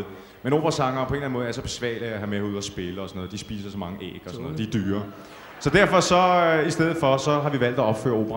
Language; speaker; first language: Danish; native; Danish